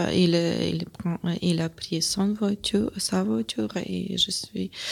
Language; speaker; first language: French; non-native, learner; Ukrainian